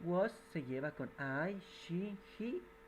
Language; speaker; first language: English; non-native, fluent; Spanish